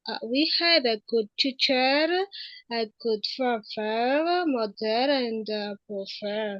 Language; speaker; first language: English; non-native, learner; Malagasy